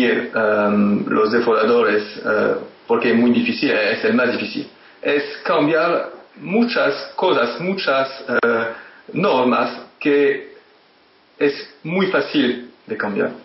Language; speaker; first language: Spanish; non-native, fluent; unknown